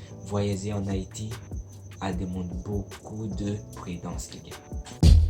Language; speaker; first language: French; non-native, local second language; Malagasy